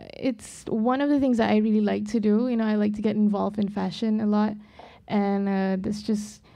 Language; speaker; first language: English; non-native, local second language; Malay